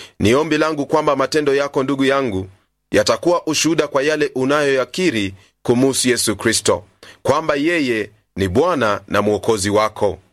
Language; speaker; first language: Swahili; non-native, local second language; Luyia